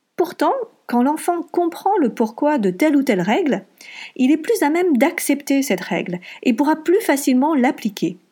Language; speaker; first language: French; native; French